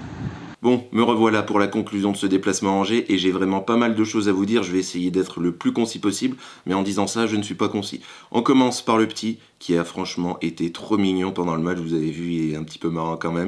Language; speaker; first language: French; native; French